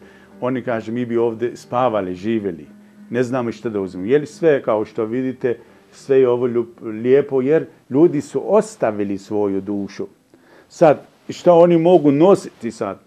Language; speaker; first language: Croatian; non-native, fluent; Persian